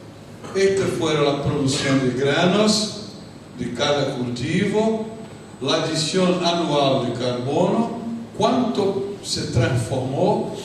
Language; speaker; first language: Spanish; non-native, fluent; Portuguese